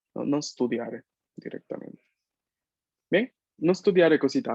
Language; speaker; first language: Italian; non-native, fluent; Spanish